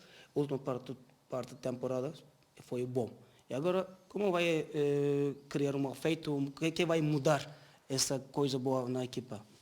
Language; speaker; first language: Portuguese; non-native, learner; Turkish